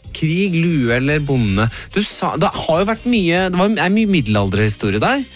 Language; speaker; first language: Norwegian; native; Norwegian